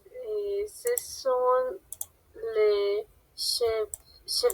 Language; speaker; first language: French; non-native, learner; Spanish